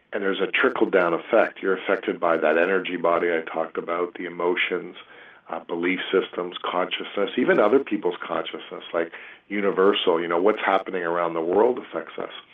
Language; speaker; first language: English; native; English